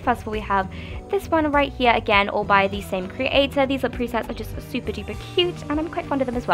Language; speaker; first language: English; native; English